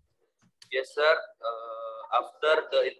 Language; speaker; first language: English; non-native, learner; Indonesian